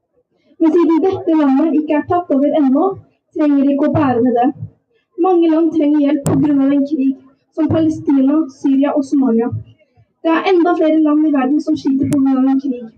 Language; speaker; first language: Norwegian; early bilingual, other home language; Persian